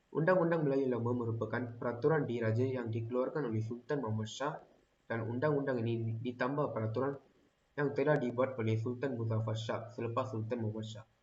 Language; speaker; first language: Malay; non-native, local second language; Tamil